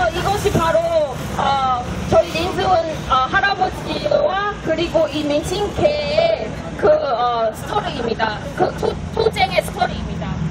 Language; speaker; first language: Korean; non-native, fluent; Chinese